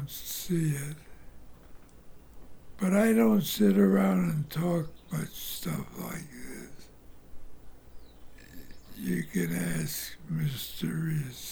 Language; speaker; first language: English; native; English